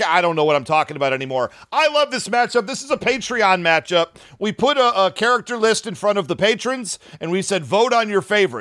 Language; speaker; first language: English; native; English